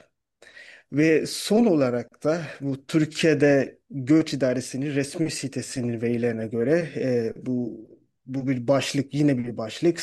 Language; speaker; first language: Turkish; non-native, fluent; Urdu